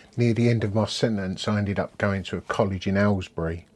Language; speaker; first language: English; native; English